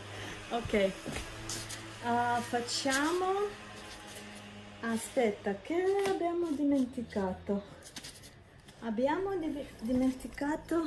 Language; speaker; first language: Italian; non-native, learner; Russian